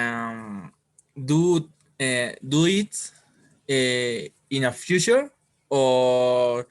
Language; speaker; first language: English; non-native, learner; Spanish